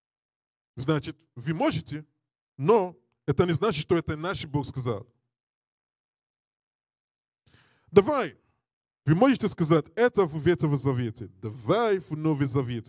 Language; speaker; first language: Russian; non-native, learner; English